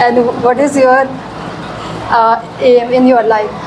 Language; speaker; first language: English; non-native, learner; Hindi